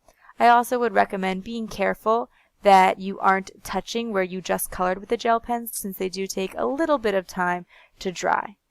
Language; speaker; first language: English; native; English